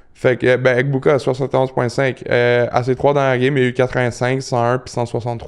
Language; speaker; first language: French; native; French